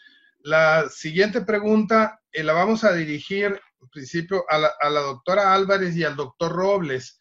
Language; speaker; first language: Spanish; native; Spanish